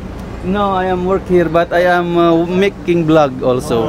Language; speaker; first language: English; non-native, learner; Filipino